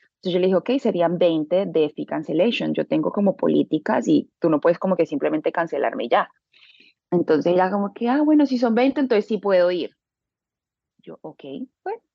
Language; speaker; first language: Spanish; native; Spanish